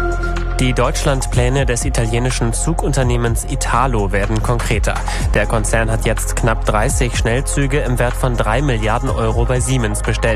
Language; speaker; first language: German; native; German